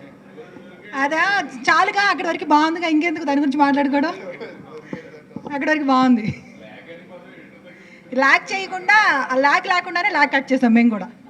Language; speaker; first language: Telugu; native; Telugu